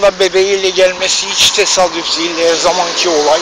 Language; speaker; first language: Turkish; native; Turkish